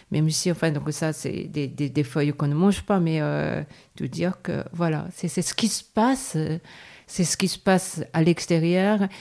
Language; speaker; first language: French; non-native, fluent; Japanese